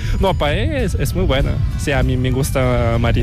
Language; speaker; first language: Spanish; non-native, learner; Korean